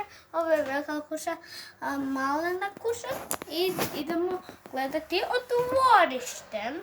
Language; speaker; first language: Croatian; early bilingual, heritage; Croatian